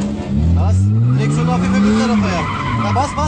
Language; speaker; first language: Turkish; native; Turkish